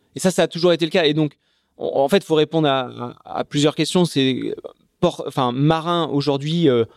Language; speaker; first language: French; native; French